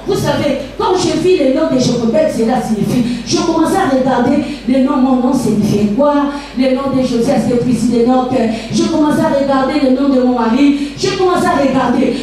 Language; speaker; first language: French; non-native, local second language; Lingala